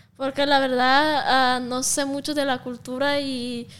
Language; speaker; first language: Spanish; non-native, fluent; Russian